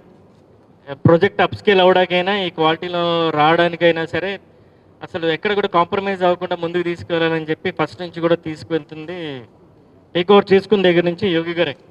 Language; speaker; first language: Telugu; native; Telugu